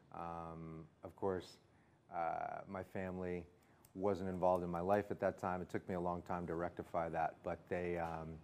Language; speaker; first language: English; native; English